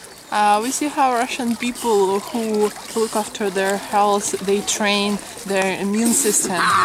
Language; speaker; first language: English; non-native, fluent; Russian